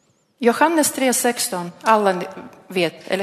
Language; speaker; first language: Swedish; non-native, learner; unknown